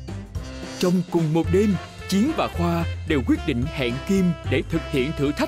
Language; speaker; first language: Vietnamese; native; Vietnamese